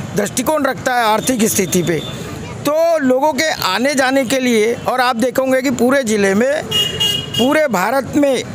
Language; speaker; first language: Hindi; native; Hindi